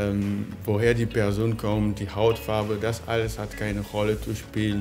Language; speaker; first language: German; non-native, fluent; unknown